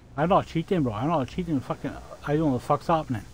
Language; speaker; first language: English; native; English